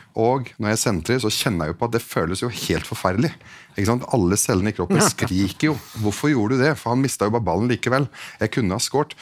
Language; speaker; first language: Norwegian; early bilingual, other home language; Arabic